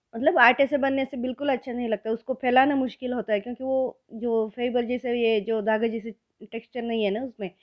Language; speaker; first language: Hindi; non-native, local second language; Kannada